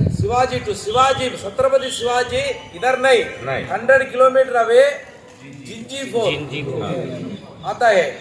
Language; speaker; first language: Hindi; non-native, local second language; Tamil